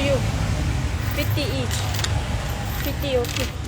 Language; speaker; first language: English; non-native, learner; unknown